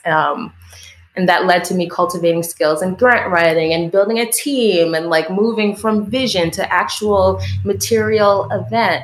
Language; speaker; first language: English; native; English